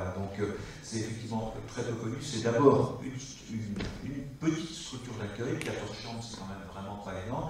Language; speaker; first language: French; native; French